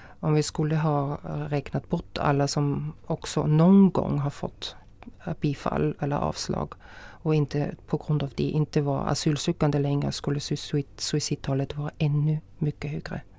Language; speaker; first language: Swedish; non-native, fluent; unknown